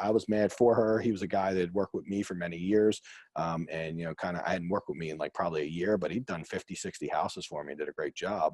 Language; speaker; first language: English; native; English